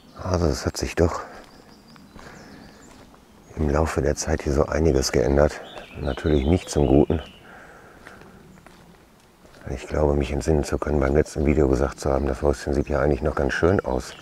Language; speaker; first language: German; native; German